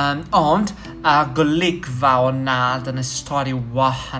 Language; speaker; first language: Welsh; non-native, fluent; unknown